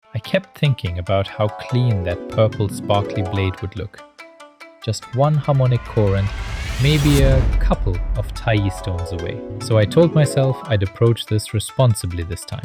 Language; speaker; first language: English; native; English